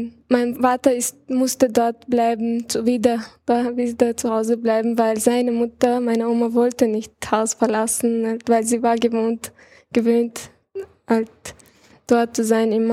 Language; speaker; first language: German; early bilingual, other home language; Chechen